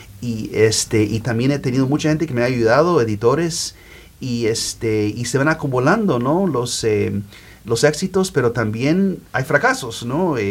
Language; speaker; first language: Spanish; early bilingual, heritage; Spanish